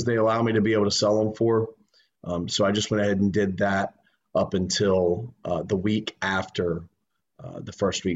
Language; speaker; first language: English; native; English